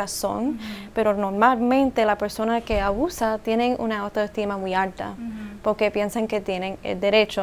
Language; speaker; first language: Spanish; early bilingual, heritage; Spanish